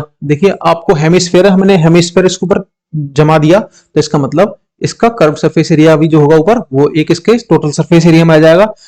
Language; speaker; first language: Hindi; native; Hindi